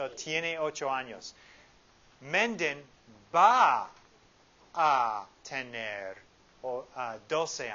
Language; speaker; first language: Spanish; non-native, fluent; English